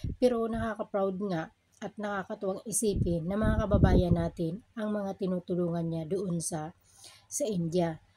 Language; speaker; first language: Filipino; native; Filipino